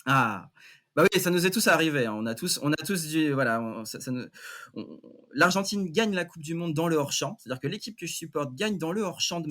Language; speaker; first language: French; native; French